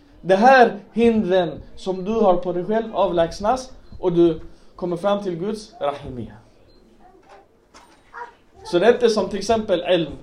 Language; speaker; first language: Swedish; non-native, local second language; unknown